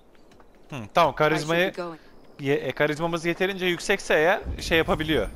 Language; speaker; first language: Turkish; native; Turkish